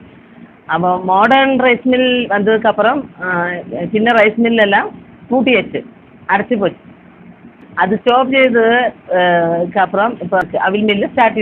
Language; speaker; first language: Tamil; non-native, learner; Malayalam